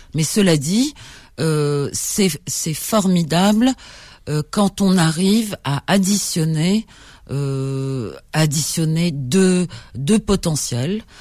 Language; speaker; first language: French; native; French